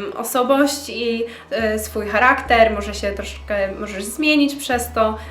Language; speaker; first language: Polish; early bilingual, heritage; Polish